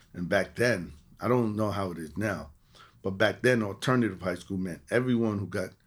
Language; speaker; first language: English; native; English